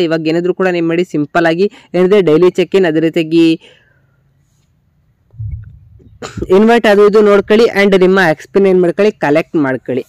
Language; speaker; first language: Kannada; native; Kannada